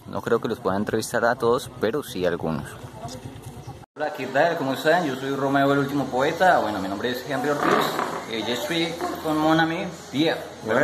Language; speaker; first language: Spanish; native; Spanish